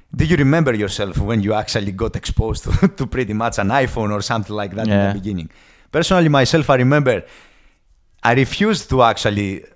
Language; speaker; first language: English; non-native, fluent; Greek